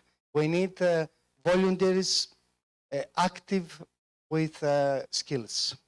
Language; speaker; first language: English; non-native, fluent; Greek